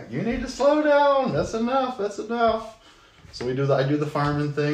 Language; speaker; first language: English; native; English